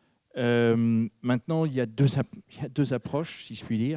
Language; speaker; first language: French; native; French